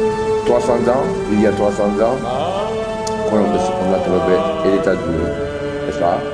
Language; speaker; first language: French; non-native, learner; Japanese